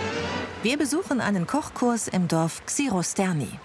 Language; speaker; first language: German; native; German